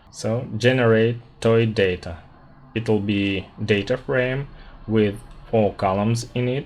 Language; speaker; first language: English; non-native, fluent; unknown